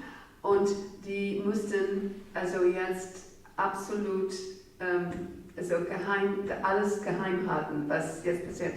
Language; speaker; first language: German; non-native, fluent; English